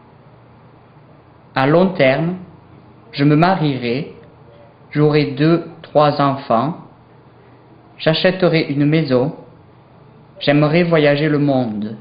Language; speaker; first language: French; non-native, learner; English